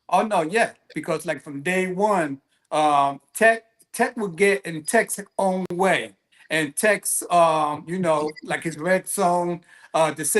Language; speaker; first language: English; native; English